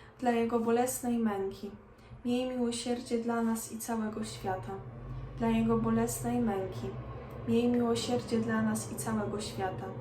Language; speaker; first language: Polish; native; Polish